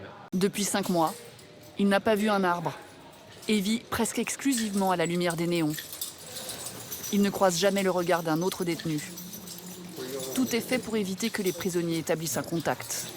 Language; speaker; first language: French; native; French